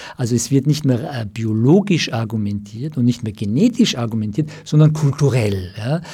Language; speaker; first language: German; early bilingual, other home language; Persian